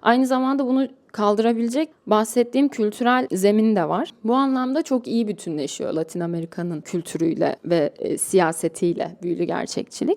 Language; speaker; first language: Turkish; native; Turkish